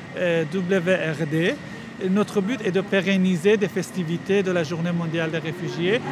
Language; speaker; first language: French; non-native, fluent; Persian